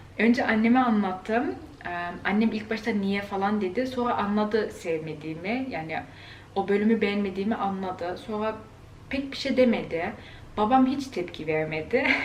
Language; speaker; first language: Turkish; early bilingual, heritage; Turkish